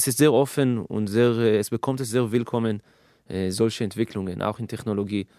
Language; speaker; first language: German; non-native, fluent; Hebrew